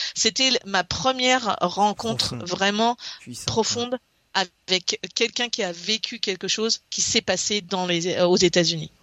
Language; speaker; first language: French; native; French